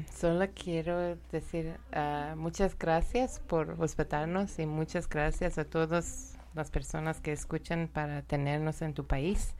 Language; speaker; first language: Spanish; non-native, learner; Persian